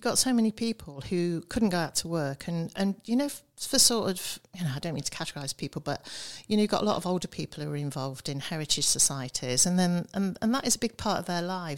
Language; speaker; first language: English; native; English